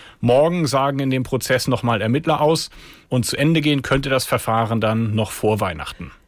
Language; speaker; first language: German; native; German